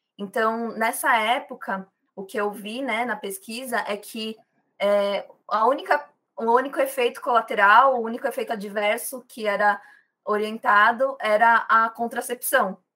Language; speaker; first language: Portuguese; native; Portuguese